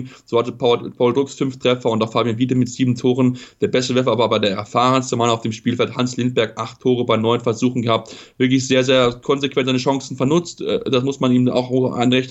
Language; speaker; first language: German; native; German